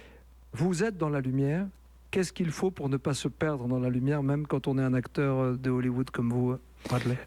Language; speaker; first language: French; native; French